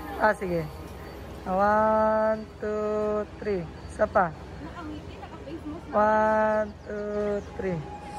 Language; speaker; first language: Filipino; native; Filipino